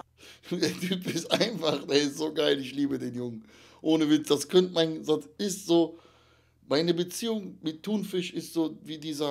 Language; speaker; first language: German; native; German